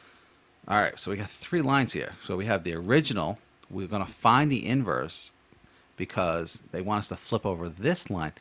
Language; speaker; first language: English; native; English